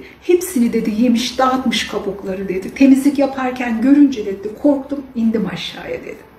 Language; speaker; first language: Turkish; native; Turkish